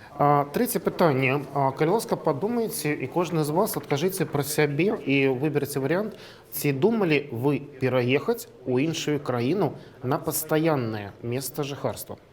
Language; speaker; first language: Belarusian; non-native, local second language; Russian